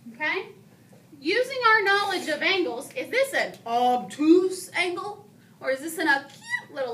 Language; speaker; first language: English; native; English